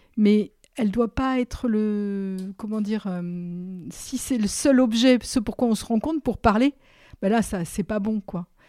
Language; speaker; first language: French; native; French